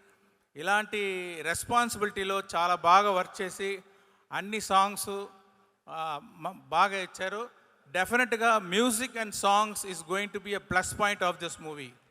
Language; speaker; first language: Telugu; non-native, learner; Tamil